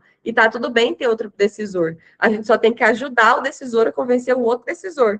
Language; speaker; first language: Portuguese; native; Portuguese